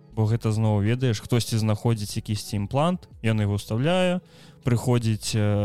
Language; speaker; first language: Belarusian; native; Belarusian